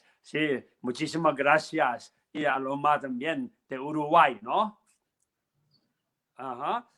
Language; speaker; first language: Spanish; non-native, learner; Tibetan